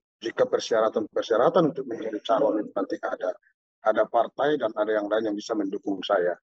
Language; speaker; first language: Indonesian; non-native, local second language; Batak Toba